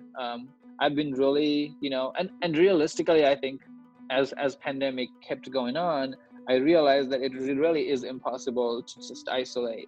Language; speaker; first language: English; non-native, local second language; Nepali